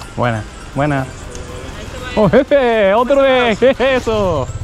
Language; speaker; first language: Spanish; non-native, learner; Japanese